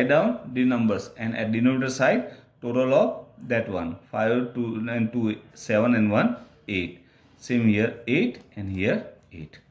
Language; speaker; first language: English; non-native, local second language; Gujarati